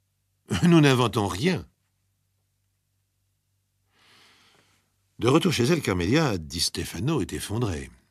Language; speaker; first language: French; native; French